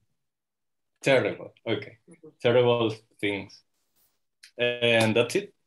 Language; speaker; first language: English; non-native, learner; Spanish